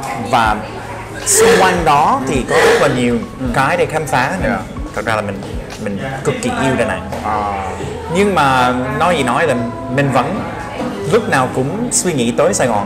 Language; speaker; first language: Vietnamese; non-native, fluent; English